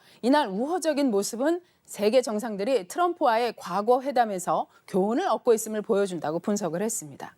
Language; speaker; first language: Korean; native; Korean